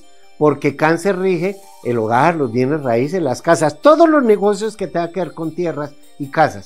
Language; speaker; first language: Spanish; native; Spanish